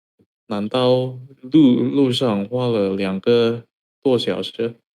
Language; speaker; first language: Chinese; non-native, learner; Indonesian